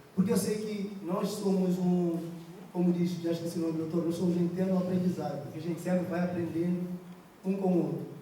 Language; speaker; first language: Portuguese; non-native, local second language; Kabuverdianu